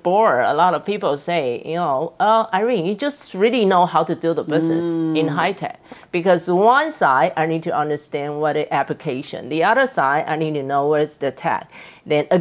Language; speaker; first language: English; non-native, fluent; Chinese